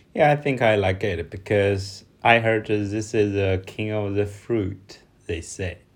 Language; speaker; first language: English; non-native, learner; Chinese